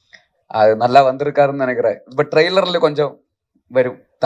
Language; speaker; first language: Tamil; non-native, local second language; Malayalam